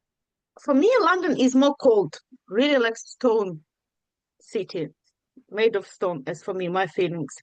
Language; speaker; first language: English; non-native, learner; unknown